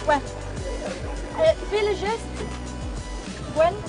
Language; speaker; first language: French; non-native, fluent; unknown